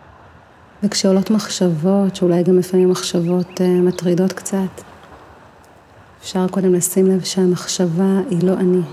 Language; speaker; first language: Hebrew; native; Hebrew